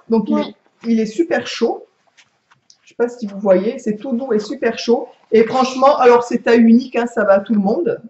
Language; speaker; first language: French; native; French